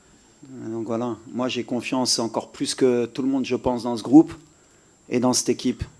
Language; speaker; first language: French; native; French